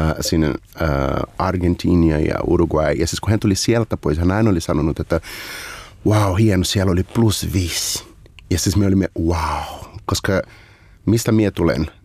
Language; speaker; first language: Finnish; non-native, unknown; Portuguese